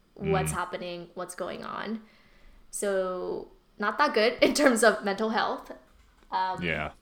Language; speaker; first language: English; early bilingual, other home language; Burmese